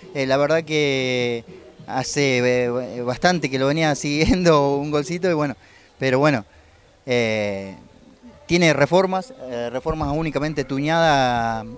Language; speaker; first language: Spanish; native; Spanish